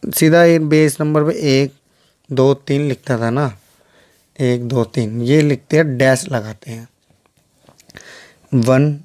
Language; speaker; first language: Hindi; native; Hindi